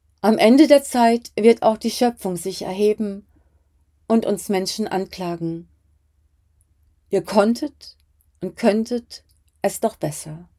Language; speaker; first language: German; native; German